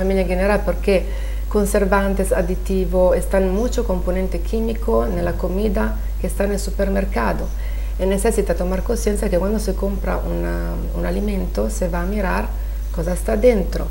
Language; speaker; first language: Spanish; non-native, learner; Italian